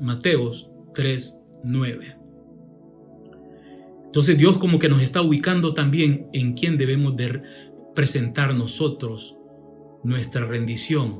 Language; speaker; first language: Spanish; native; Spanish